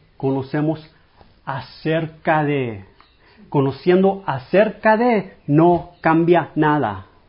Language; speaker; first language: Spanish; non-native, fluent; English